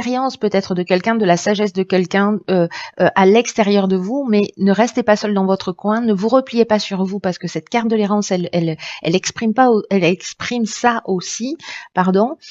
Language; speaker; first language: French; native; French